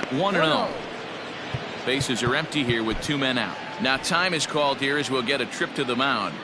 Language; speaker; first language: English; native; English